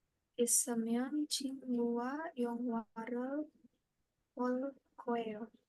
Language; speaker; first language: Korean; non-native, learner; Indonesian